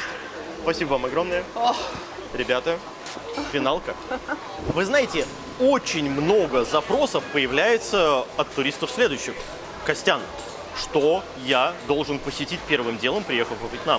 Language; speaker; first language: Russian; native; Russian